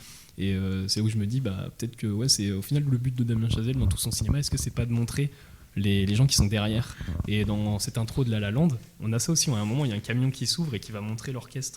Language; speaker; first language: French; native; French